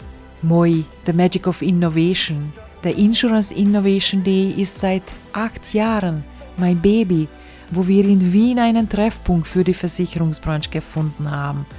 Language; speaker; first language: German; non-native, fluent; Hungarian